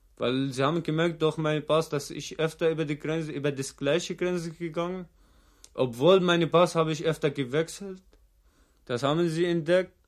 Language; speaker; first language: German; non-native, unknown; Arabic